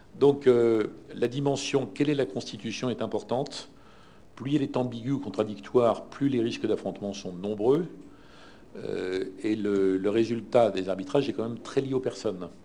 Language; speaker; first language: French; native; French